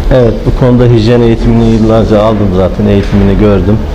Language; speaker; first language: Turkish; native; Turkish